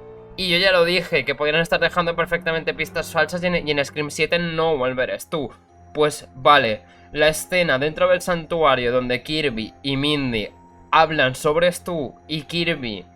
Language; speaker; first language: Spanish; native; Spanish